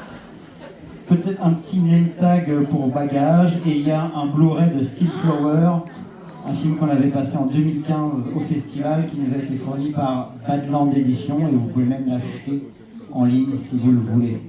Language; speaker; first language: French; native; French